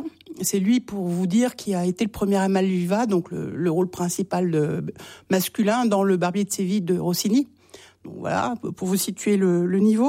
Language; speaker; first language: French; native; French